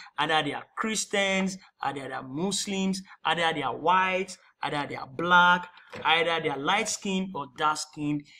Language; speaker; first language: English; non-native, local second language; Yoruba